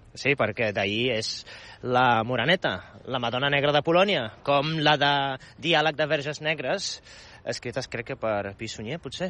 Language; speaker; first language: Catalan; non-native, fluent; Polish